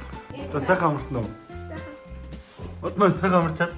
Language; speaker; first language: Mongolian; native; Mongolian